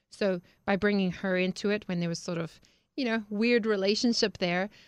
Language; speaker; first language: English; native; English